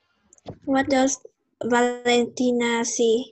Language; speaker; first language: English; non-native, learner; Vietnamese